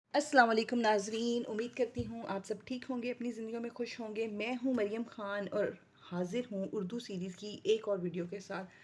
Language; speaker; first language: Urdu; native; Urdu